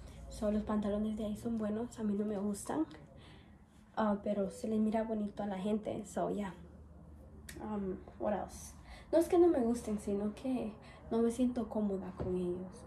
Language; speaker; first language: Spanish; early bilingual, heritage; Spanish